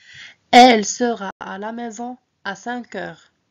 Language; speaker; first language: French; non-native, local second language; Arabic